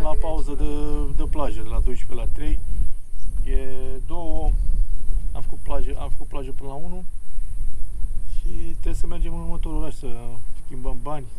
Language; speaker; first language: Romanian; native; Romanian